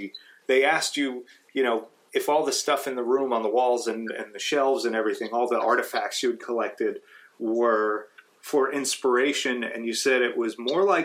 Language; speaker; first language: English; native; English